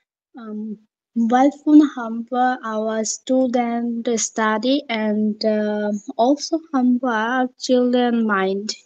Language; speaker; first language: English; non-native, learner; Bangla